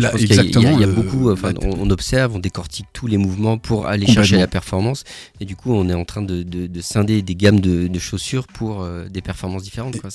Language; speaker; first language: French; native; French